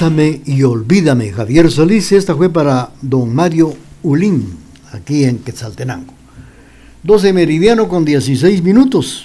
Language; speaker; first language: Spanish; native; Spanish